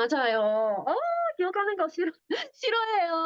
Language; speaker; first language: Korean; non-native, learner; English